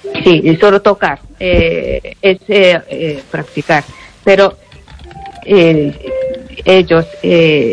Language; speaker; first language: Spanish; non-native, learner; Japanese